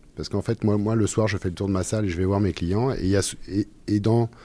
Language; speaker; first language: French; native; French